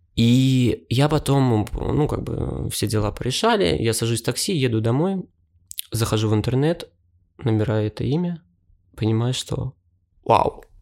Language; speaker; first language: Russian; native; Russian